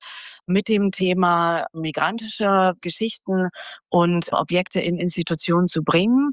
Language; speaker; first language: German; native; German